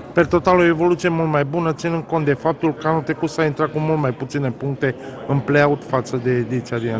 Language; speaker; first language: Romanian; native; Romanian